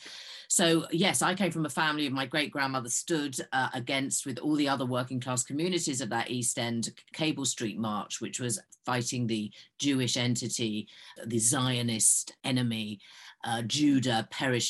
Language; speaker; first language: English; native; English